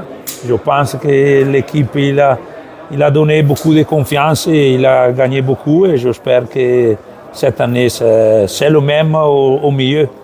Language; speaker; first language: French; non-native, learner; Italian